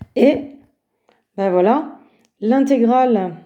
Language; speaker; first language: French; native; French